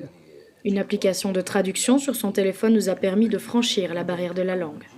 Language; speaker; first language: French; native; French